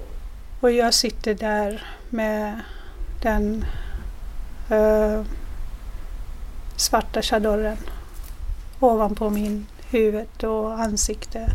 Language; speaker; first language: Swedish; non-native, fluent; Persian